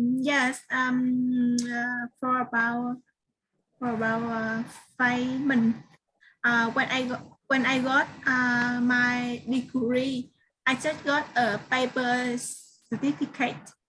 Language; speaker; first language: English; non-native, learner; Vietnamese